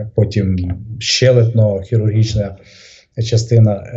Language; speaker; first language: Ukrainian; native; Ukrainian